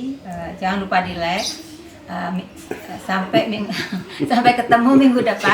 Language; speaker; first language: Indonesian; native; Indonesian